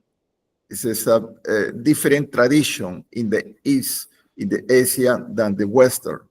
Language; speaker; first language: English; non-native, learner; Spanish